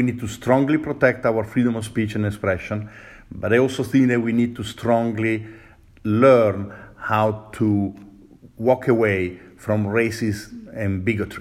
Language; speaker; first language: English; non-native, fluent; Italian